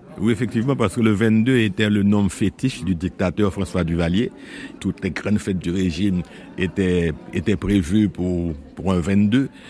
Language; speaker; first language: French; non-native, local second language; Haitian Creole